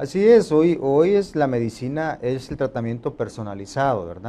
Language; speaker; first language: Spanish; native; Spanish